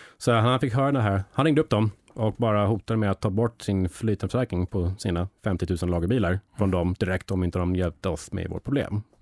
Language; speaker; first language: Swedish; early bilingual, heritage; English